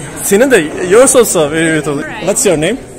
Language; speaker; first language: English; non-native, learner; Turkish